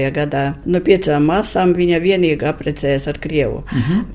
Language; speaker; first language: Latvian; native; Latvian